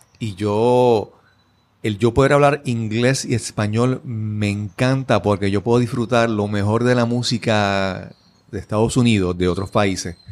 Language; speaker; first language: Spanish; native; Spanish